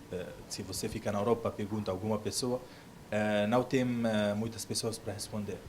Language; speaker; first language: Portuguese; non-native, learner; Arabic